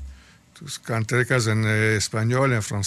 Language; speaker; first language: Spanish; early bilingual, heritage; Spanish